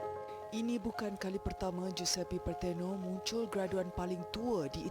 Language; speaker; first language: Malay; native; Malay